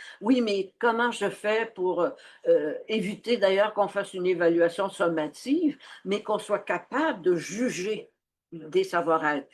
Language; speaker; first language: French; native; French